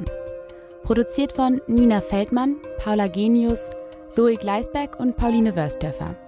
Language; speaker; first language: German; native; German